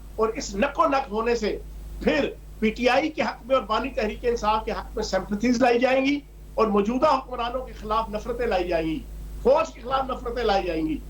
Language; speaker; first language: Urdu; non-native, local second language; Punjabi